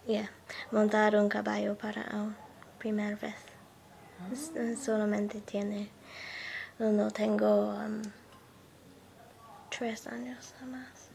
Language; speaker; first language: Spanish; non-native, learner; English